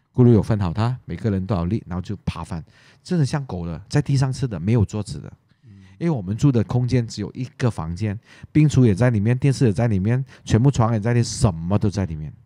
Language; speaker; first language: Chinese; non-native, local second language; Cantonese